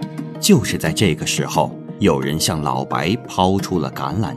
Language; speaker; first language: Chinese; native; Chinese